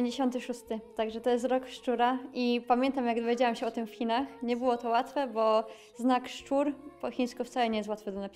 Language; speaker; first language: Polish; native; Polish